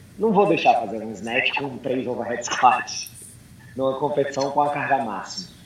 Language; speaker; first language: Portuguese; early bilingual, heritage; Portuguese